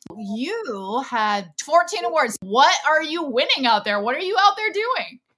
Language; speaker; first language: English; native; English